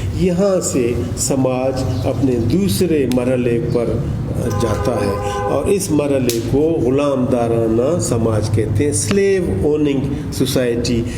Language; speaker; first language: Urdu; non-native, local second language; Baluchi